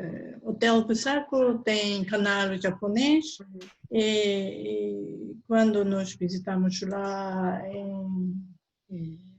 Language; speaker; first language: Portuguese; non-native, learner; Japanese